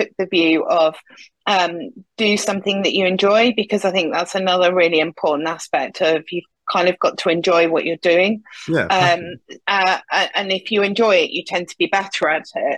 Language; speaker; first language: English; native; English